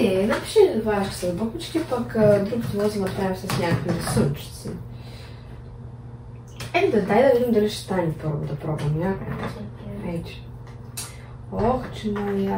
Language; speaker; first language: Bulgarian; native; Bulgarian